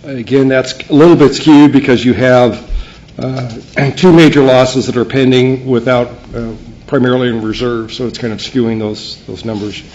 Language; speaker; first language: English; native; English